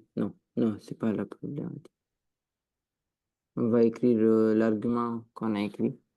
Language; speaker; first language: French; non-native, learner; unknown